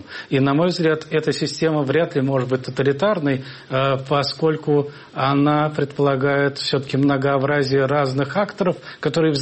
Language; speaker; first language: Russian; native; Russian